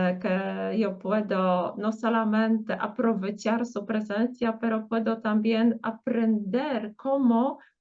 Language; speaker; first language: Spanish; non-native, fluent; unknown